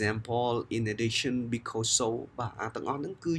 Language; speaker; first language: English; non-native, fluent; Khmer